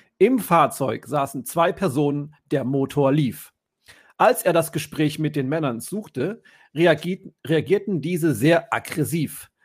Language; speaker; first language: German; native; German